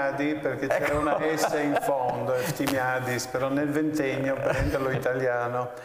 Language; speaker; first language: Italian; native; Italian